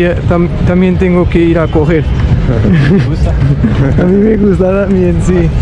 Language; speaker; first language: Spanish; non-native, learner; Portuguese